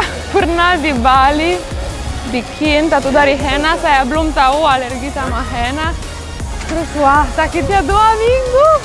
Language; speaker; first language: Indonesian; non-native, fluent; Romanian